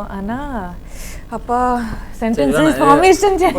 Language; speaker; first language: Tamil; non-native, learner; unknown